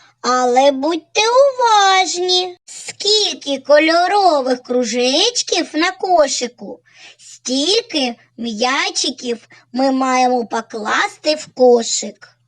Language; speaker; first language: Ukrainian; native; Ukrainian